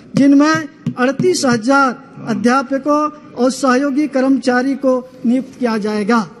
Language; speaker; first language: Hindi; native; Hindi